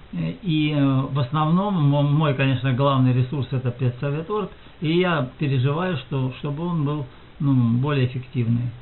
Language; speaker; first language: Russian; native; Russian